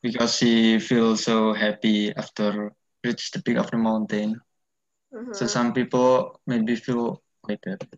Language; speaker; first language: English; non-native, learner; Indonesian